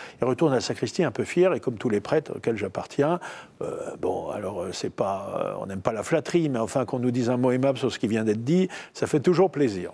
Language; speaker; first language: French; native; French